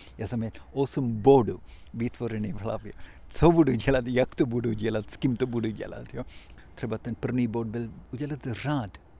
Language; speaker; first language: Czech; non-native, fluent; Hindi